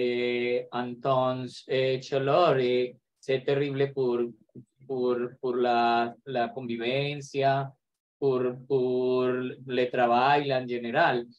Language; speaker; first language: French; non-native, learner; Spanish